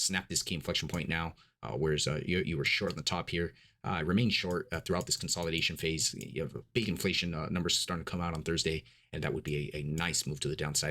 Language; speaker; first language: English; native; English